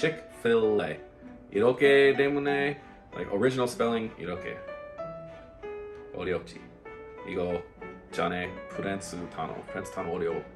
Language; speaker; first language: Korean; non-native, learner; English